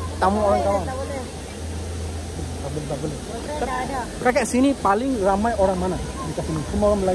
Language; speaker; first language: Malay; non-native, learner; Bangla